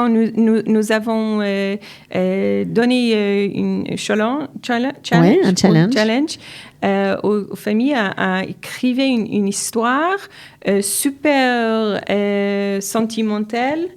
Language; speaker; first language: French; non-native, learner; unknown